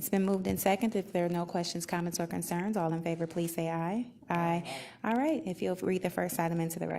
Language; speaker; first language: English; native; English